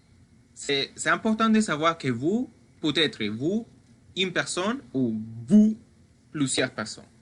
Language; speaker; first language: French; non-native, fluent; Spanish